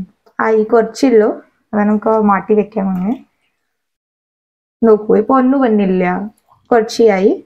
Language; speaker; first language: Malayalam; non-native, learner; Hindi